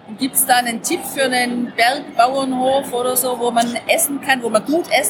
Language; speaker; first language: German; native; German